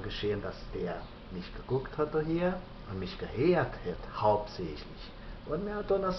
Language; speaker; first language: German; early bilingual, heritage; German